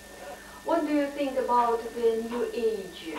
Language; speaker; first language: English; non-native, learner; Russian